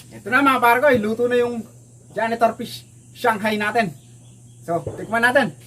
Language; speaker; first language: Filipino; native; Filipino